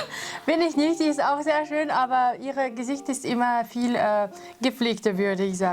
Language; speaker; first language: German; non-native, fluent; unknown